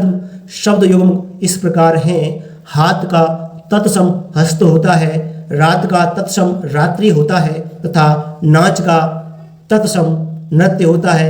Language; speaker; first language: Hindi; native; Hindi